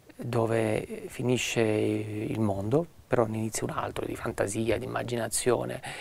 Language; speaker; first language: Italian; native; Italian